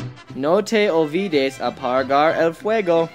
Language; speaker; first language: Spanish; non-native, learner; English